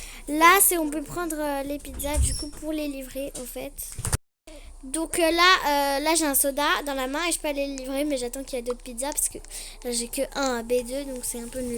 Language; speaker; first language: French; native; French